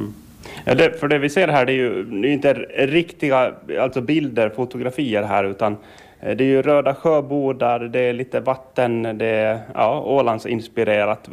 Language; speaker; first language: Swedish; native; Swedish